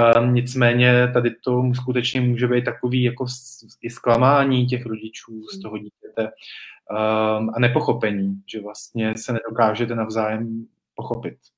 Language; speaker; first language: Czech; native; Czech